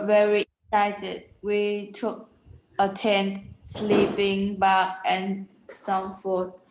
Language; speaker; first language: English; non-native, learner; Vietnamese